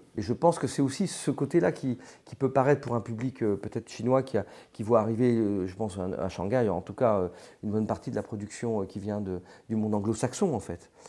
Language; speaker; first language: French; native; French